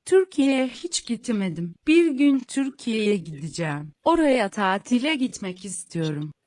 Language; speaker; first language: Turkish; non-native, learner; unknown